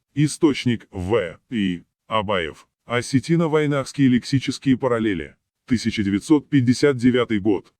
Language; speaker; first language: Russian; non-native, local second language; Chechen